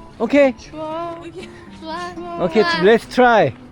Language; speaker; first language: Korean; native; Korean